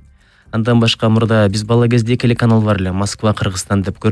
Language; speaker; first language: Kyrgyz; native; Kyrgyz